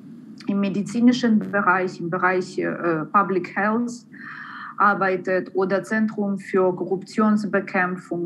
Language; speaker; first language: German; non-native, fluent; Ukrainian